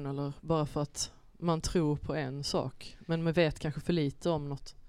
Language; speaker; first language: Swedish; native; Swedish